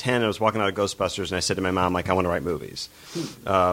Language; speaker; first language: English; native; English